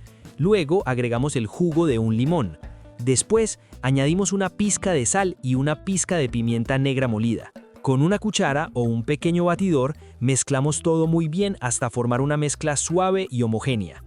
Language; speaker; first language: Spanish; native; Spanish